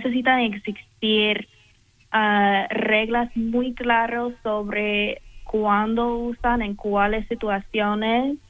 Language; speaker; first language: Spanish; non-native, fluent; English